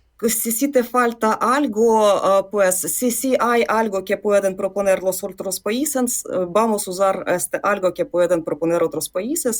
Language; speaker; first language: Spanish; non-native, fluent; Ukrainian